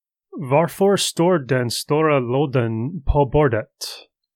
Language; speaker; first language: Swedish; non-native, learner; English